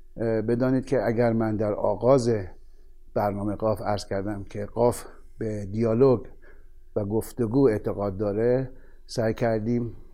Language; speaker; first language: Persian; native; Persian